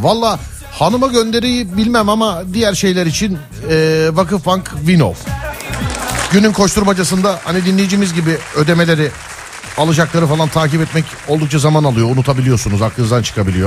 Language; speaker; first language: Turkish; native; Turkish